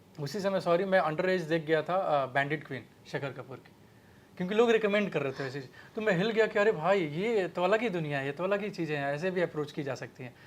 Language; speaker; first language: Hindi; native; Hindi